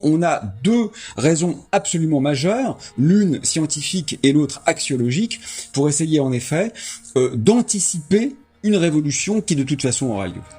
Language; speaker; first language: French; native; French